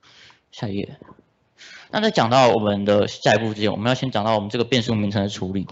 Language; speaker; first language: Chinese; native; Chinese